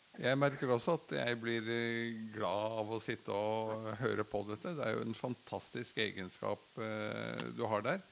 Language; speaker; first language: Norwegian; early bilingual, other home language; Latvian